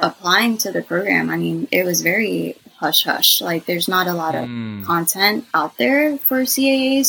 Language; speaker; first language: English; native; English